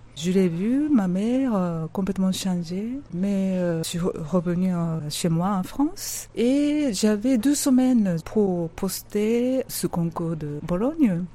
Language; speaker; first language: French; non-native, fluent; Japanese